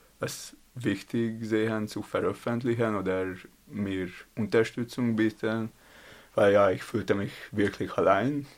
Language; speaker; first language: German; non-native, learner; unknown